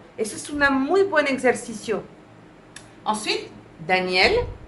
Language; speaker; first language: Spanish; non-native, fluent; French